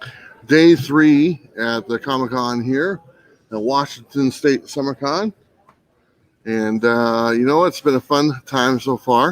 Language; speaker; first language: English; native; English